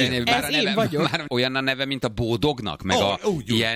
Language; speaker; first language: Hungarian; native; Hungarian